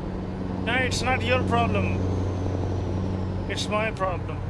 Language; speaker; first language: English; non-native, local second language; Pashto